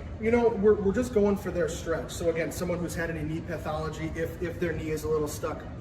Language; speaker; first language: English; native; English